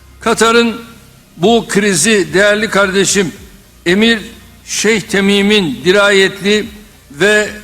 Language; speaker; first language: Turkish; native; Turkish